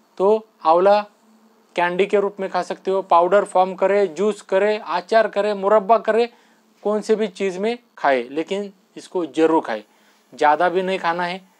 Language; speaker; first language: Hindi; non-native, local second language; Marathi